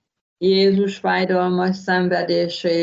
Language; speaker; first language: Hungarian; native; Hungarian